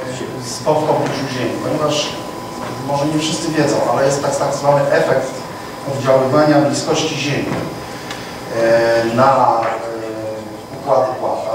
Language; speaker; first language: Polish; native; Polish